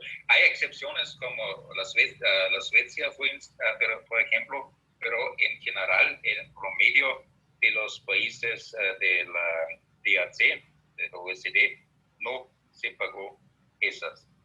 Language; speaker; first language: Spanish; non-native, fluent; German